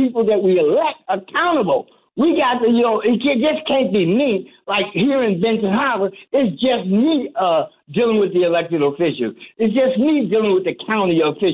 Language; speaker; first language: English; native; English